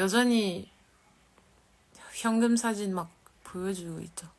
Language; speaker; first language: Korean; non-native, fluent; French